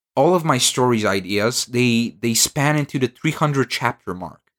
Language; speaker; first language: English; non-native, fluent; Bulgarian